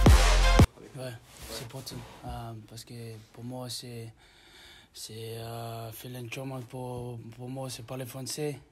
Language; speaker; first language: French; non-native, learner; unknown